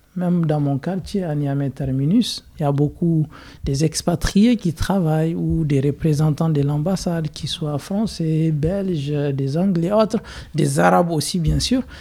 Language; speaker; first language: French; non-native, local second language; Hausa